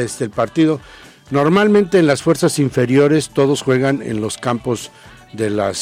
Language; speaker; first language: Spanish; native; Spanish